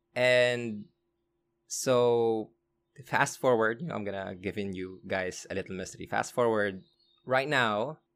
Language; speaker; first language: English; non-native, local second language; Filipino